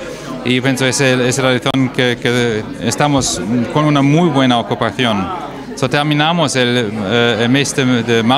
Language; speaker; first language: Spanish; non-native, fluent; German